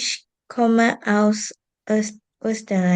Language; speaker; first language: German; non-native, learner; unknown